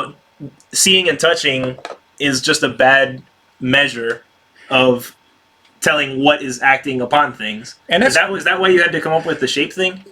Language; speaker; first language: English; native; English